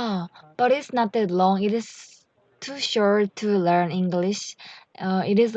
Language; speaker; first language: English; non-native, learner; Korean